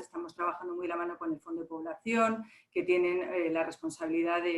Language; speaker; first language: Spanish; native; Spanish